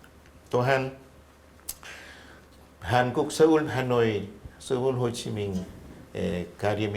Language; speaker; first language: Korean; non-native, fluent; Vietnamese